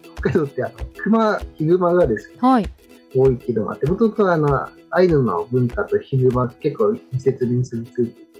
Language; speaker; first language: Japanese; native; Japanese